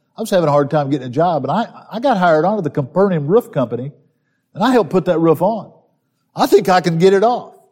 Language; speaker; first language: English; native; English